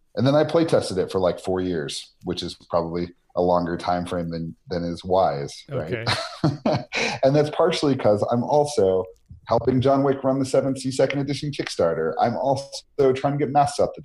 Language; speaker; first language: English; native; English